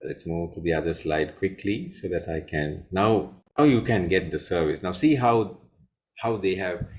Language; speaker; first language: English; non-native, local second language; Sinhala